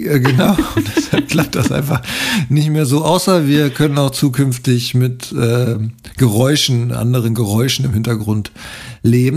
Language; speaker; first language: German; native; German